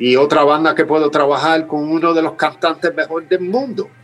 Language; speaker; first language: Spanish; native; Spanish